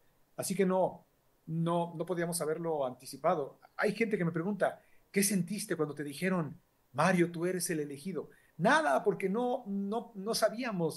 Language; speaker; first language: Spanish; native; Spanish